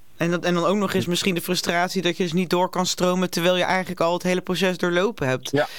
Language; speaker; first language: Dutch; native; Dutch